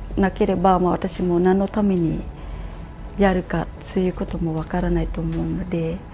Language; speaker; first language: Japanese; non-native, fluent; Khmer